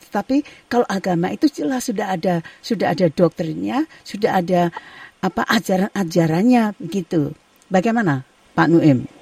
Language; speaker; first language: Indonesian; native; Indonesian